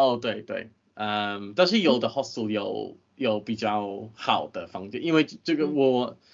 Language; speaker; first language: Chinese; non-native, fluent; English